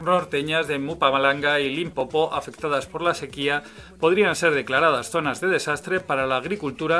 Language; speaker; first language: Spanish; native; Spanish